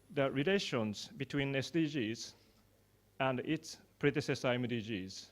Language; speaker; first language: English; non-native, fluent; Japanese